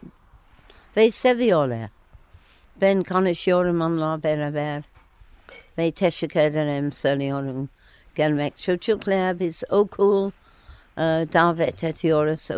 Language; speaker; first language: Turkish; non-native, learner; English